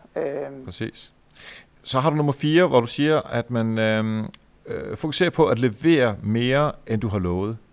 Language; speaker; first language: Danish; native; Danish